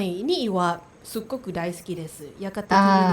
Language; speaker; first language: Japanese; non-native, learner; Thai